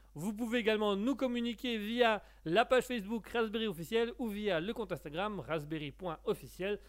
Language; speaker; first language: French; native; French